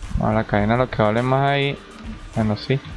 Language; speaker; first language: Spanish; native; Spanish